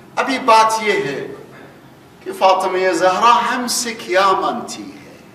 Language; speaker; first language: Urdu; non-native, learner; Persian